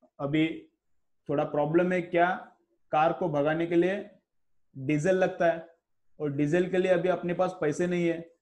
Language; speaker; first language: Hindi; non-native, local second language; Marathi